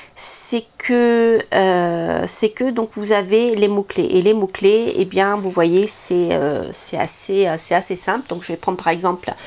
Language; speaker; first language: French; native; French